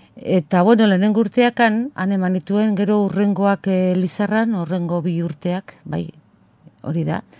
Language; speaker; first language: Basque; non-native, local second language; Spanish